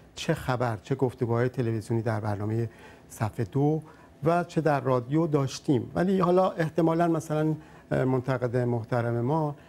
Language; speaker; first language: Persian; native; Persian